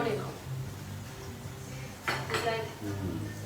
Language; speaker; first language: English; non-native, learner; Spanish